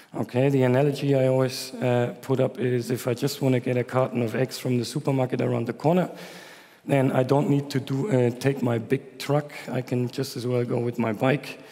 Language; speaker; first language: English; non-native, fluent; German